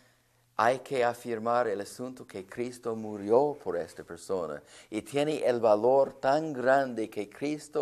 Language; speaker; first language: Spanish; non-native, fluent; English